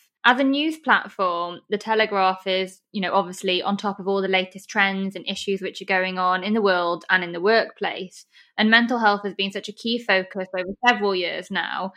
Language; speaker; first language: English; native; English